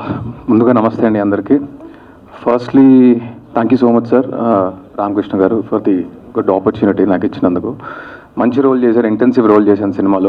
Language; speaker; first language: Telugu; native; Telugu